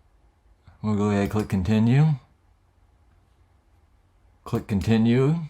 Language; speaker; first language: English; native; English